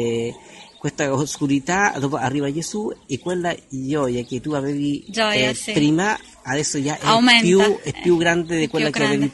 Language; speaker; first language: Italian; non-native, fluent; Spanish